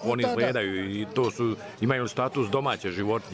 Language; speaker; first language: Serbian; native; Serbian